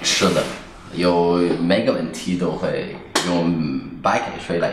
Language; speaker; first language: Chinese; non-native, fluent; Italian